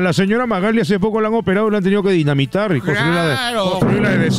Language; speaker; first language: Spanish; native; Spanish